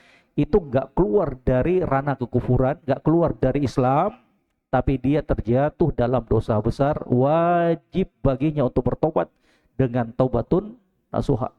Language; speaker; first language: Indonesian; native; Indonesian